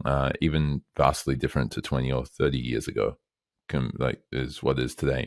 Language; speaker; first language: English; native; English